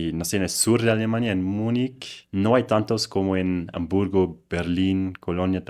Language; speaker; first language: Spanish; non-native, fluent; German